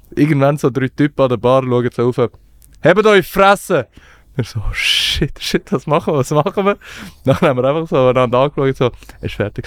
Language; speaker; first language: German; early bilingual, other home language; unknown